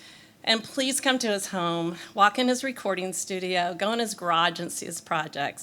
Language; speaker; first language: English; native; English